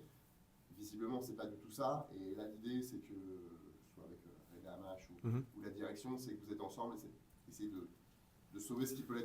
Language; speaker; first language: French; native; French